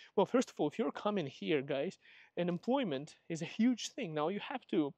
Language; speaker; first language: English; non-native, fluent; Russian